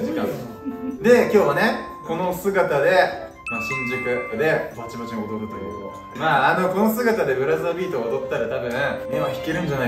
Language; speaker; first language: Japanese; native; Japanese